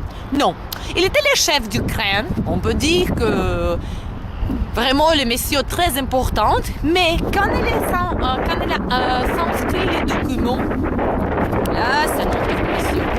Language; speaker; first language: French; non-native, learner; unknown